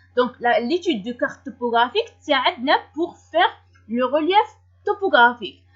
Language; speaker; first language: French; non-native, local second language; Arabic